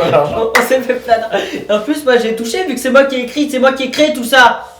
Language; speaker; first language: French; native; French